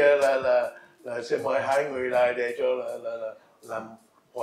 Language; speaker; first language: Vietnamese; early bilingual, heritage; English